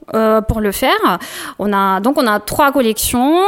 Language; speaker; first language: French; non-native, fluent; Russian